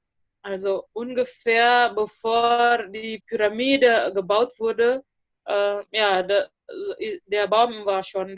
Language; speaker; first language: German; non-native, fluent; Indonesian